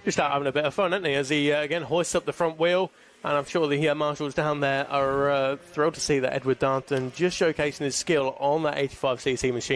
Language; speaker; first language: English; native; English